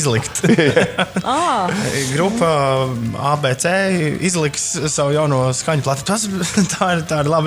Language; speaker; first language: Latvian; native; Latvian